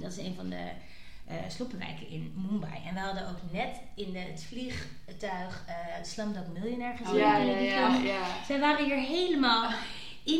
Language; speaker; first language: Dutch; native; Dutch